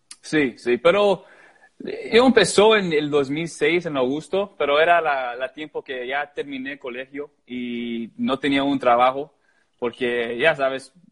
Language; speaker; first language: Spanish; early bilingual, heritage; Spanish